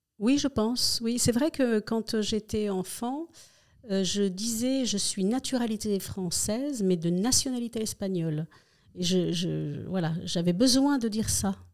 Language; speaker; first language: French; early bilingual, other home language; Spanish